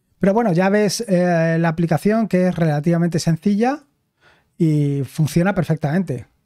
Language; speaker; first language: Spanish; native; Spanish